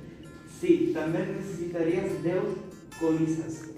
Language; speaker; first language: Catalan; non-native, learner; Spanish